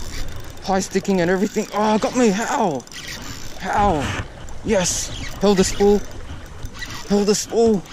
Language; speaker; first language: English; native; English